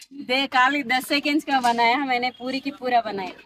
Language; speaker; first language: Hindi; non-native, local second language; Telugu